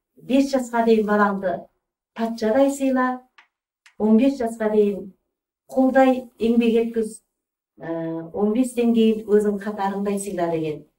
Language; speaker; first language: Kazakh; early bilingual, heritage; Kazakh